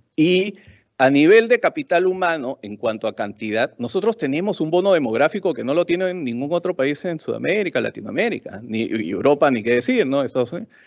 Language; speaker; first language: Spanish; native; Spanish